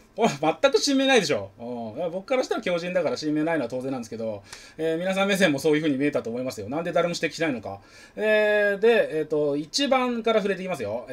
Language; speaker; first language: Japanese; native; Japanese